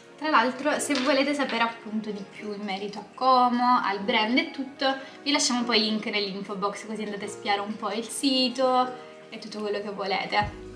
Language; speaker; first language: Italian; native; Italian